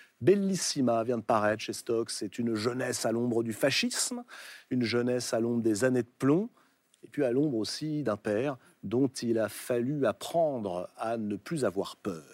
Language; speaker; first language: French; native; French